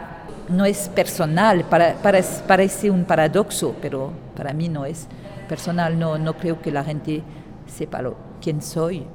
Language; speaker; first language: Spanish; non-native, fluent; French